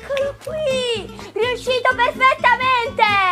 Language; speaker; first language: Italian; native; Italian